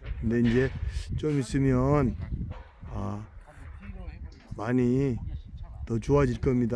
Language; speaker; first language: Korean; native; Korean